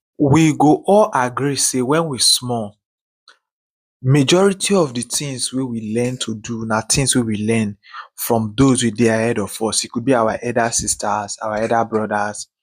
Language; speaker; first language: Nigerian Pidgin; native; Nigerian Pidgin